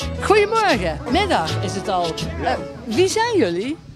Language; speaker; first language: Dutch; native; Dutch